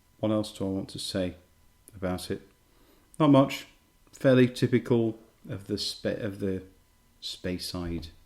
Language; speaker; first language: English; native; English